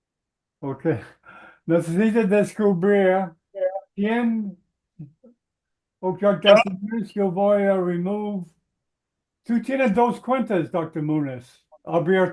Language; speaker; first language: Spanish; non-native, learner; English